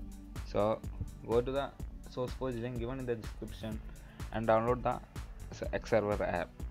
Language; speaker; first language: English; non-native, fluent; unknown